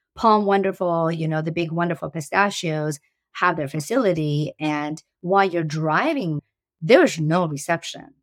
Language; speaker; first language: English; early bilingual, other home language; Persian